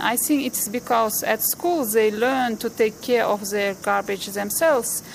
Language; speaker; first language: English; non-native, fluent; Uzbek